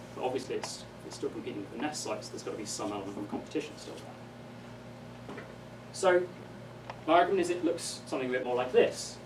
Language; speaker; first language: English; native; English